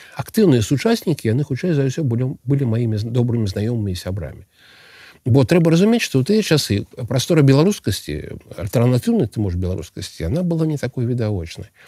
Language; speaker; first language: Belarusian; non-native, local second language; Russian